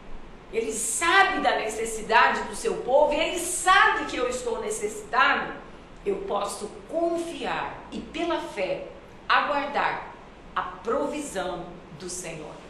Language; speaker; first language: Portuguese; native; Portuguese